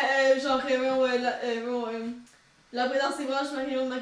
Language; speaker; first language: French; native; French